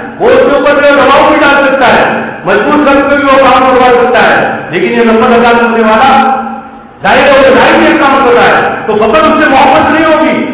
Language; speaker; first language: Urdu; non-native, local second language; Gujarati